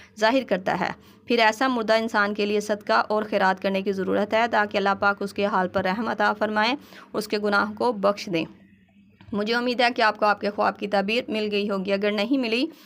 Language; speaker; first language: Urdu; native; Urdu